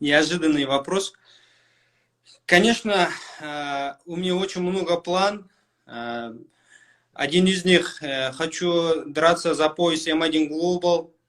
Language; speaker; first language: Russian; non-native, local second language; Kyrgyz